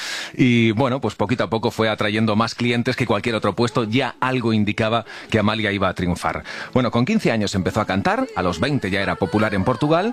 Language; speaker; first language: Spanish; native; Spanish